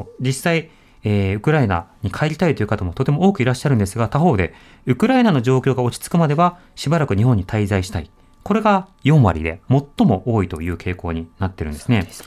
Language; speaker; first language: Japanese; native; Japanese